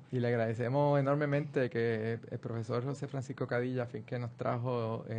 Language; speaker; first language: Spanish; native; Spanish